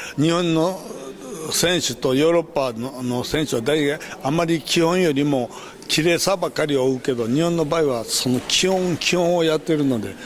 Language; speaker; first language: Japanese; native; Japanese